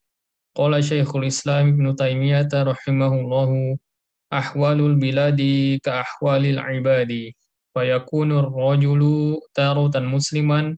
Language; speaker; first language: Arabic; non-native, learner; Indonesian